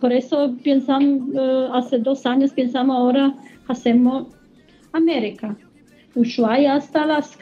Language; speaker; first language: Spanish; non-native, learner; German